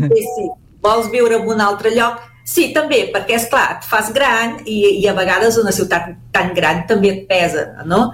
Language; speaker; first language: Catalan; early bilingual, heritage; Catalan